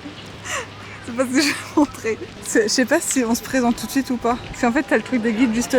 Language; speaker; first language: French; native; French